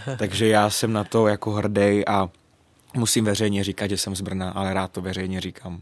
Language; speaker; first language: Czech; native; Czech